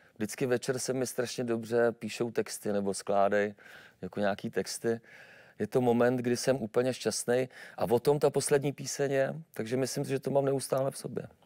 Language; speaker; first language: Czech; native; Czech